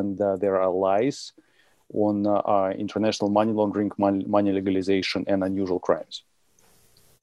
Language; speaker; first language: English; non-native, fluent; Russian